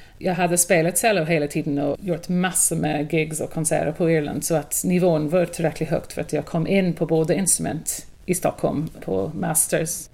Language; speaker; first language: Swedish; non-native, fluent; English